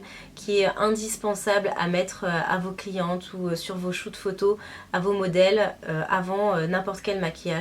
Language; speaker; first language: French; native; French